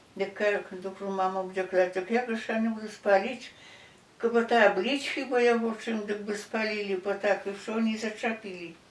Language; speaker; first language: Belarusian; native; Belarusian